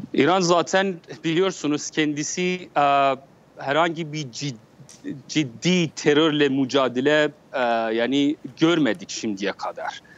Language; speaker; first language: Turkish; non-native, learner; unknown